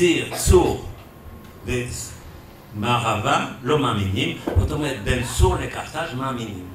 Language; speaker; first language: Hebrew; non-native, fluent; French